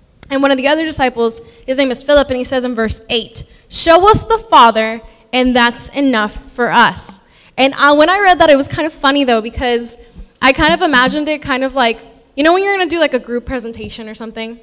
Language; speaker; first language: English; early bilingual, other home language; Spanish